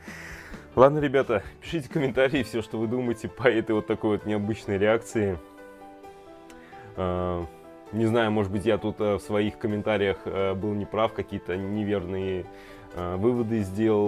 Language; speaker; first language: Russian; native; Russian